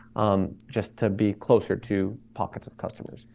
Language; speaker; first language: English; native; English